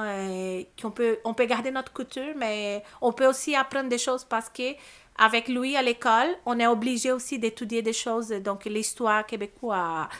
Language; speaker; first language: French; non-native, learner; Portuguese